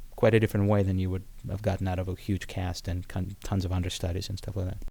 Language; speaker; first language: English; non-native, fluent; Ukrainian